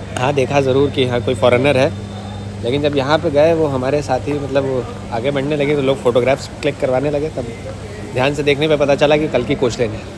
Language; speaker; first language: Hindi; native; Hindi